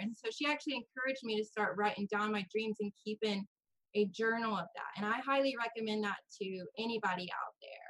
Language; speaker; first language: English; native; English